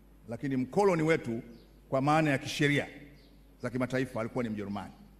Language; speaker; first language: Swahili; native; Swahili